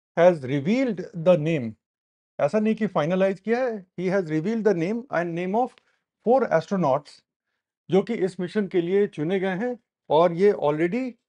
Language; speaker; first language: Hindi; native; Hindi